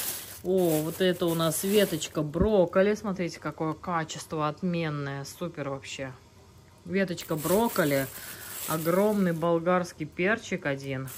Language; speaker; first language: Russian; native; Russian